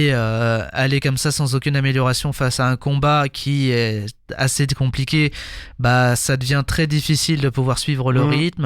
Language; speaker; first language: French; native; French